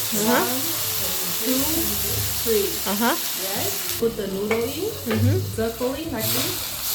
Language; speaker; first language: English; non-native, fluent; Chinese